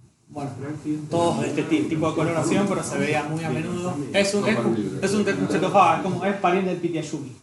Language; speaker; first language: Spanish; native; Spanish